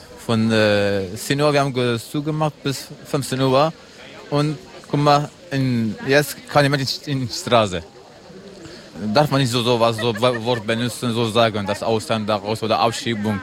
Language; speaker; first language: German; non-native, learner; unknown